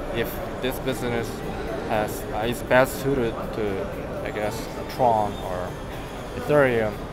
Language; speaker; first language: English; non-native, fluent; Korean